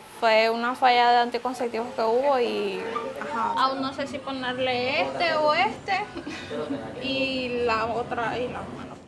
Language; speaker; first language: Spanish; native; Spanish